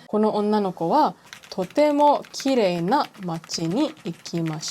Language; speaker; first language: Japanese; non-native, fluent; English